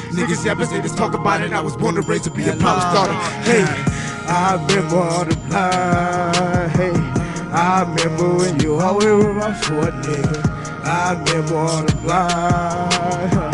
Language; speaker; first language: English; native; English